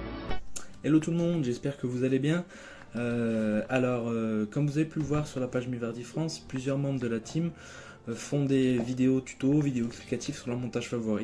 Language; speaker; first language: French; native; French